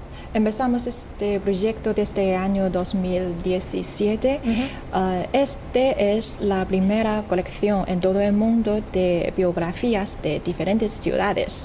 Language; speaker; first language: Spanish; non-native, fluent; Chinese